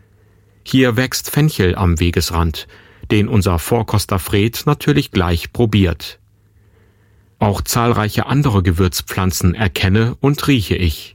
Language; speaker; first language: German; native; German